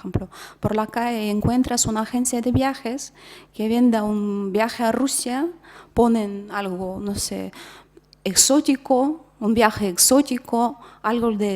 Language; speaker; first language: Spanish; non-native, fluent; Russian